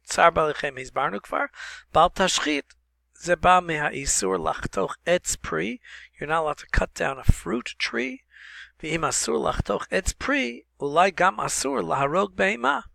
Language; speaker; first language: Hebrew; non-native, fluent; English